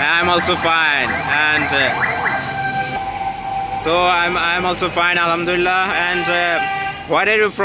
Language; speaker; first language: English; non-native, learner; Bangla